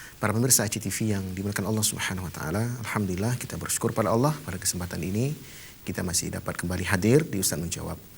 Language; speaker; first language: Indonesian; non-native, local second language; Achinese